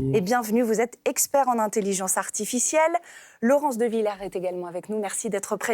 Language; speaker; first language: French; native; French